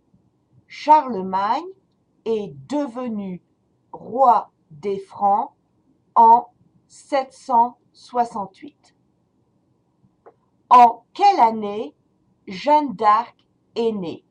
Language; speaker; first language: French; non-native, fluent; English